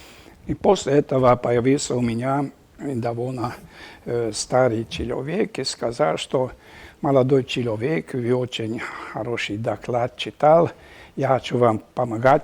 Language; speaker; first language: Russian; non-native, fluent; Hungarian